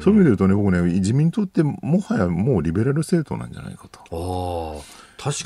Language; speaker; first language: Japanese; native; Japanese